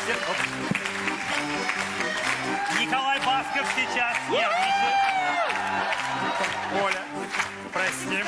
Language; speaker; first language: Russian; native; Russian